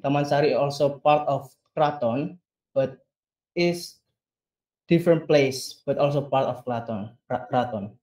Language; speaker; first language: English; non-native, learner; Indonesian